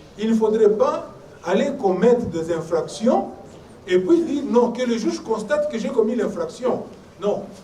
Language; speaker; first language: French; non-native, local second language; Swahili